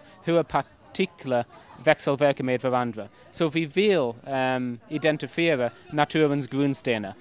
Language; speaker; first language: Swedish; non-native, fluent; English